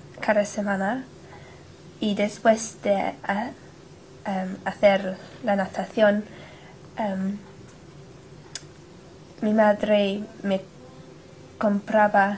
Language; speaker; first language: Spanish; non-native, learner; English